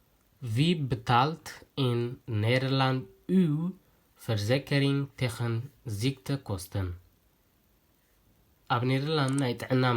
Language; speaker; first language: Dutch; non-native, learner; Tigrinya